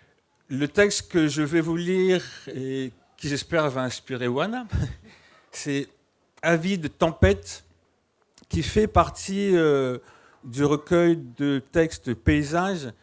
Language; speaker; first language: French; native; French